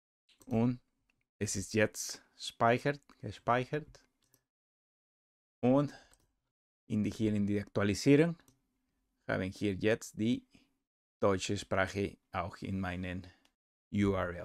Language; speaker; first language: German; non-native, learner; Spanish